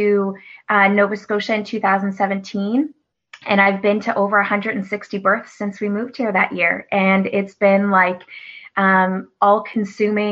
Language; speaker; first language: English; native; English